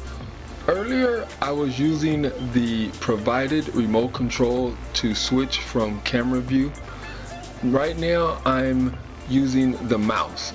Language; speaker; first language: English; native; English